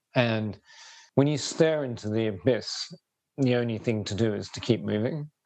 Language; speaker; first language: English; native; English